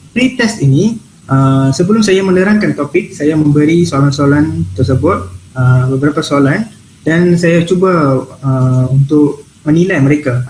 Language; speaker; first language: Malay; non-native, local second language; Tamil